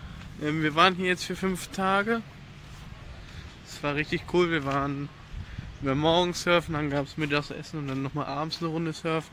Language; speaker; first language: German; native; German